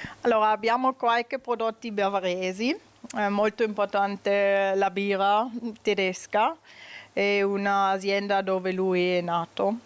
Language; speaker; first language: Italian; non-native, learner; German